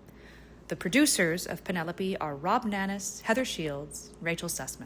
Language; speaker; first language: English; native; English